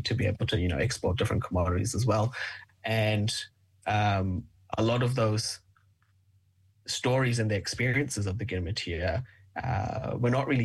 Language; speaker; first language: English; native; English